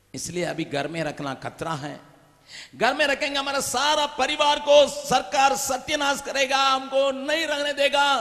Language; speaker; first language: Hindi; non-native, local second language; Tamil